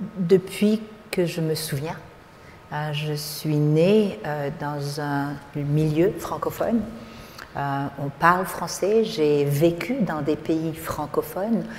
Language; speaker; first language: French; native; French